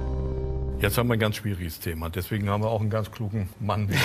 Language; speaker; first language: German; native; German